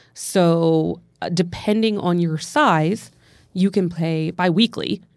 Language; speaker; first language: English; native; English